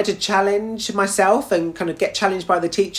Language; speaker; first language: English; native; English